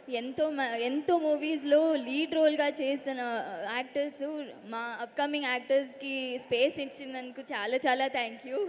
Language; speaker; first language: Telugu; non-native, learner; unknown